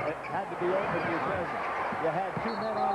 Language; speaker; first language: English; native; English